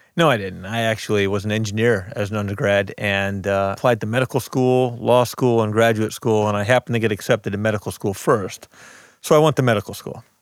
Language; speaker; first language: English; early bilingual, other home language; Arabic